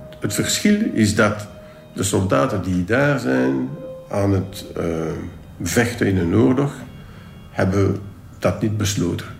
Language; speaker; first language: Dutch; non-native, local second language; French